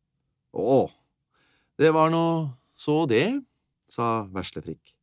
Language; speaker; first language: Norwegian; native; Norwegian